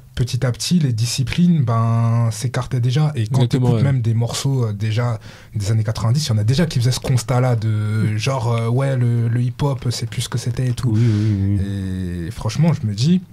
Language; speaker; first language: French; native; French